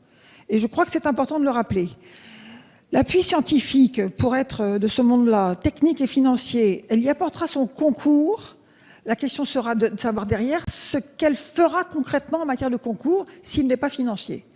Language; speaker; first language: French; native; French